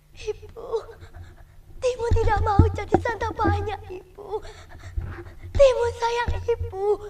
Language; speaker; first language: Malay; non-native, local second language; Javanese